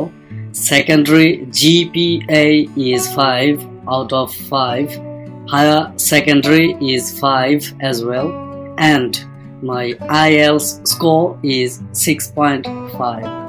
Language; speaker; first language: English; non-native, fluent; Bangla